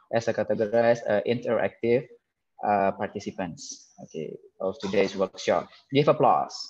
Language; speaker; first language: English; non-native, fluent; Indonesian